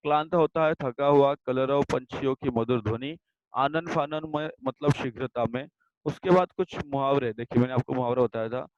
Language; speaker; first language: Hindi; non-native, local second language; Marathi